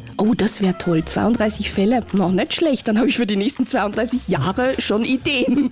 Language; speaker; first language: German; native; German